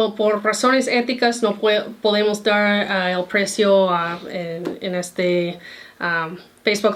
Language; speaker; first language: Spanish; non-native, fluent; English